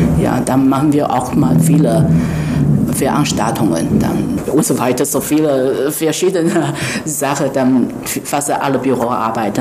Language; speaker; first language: German; non-native, fluent; Chinese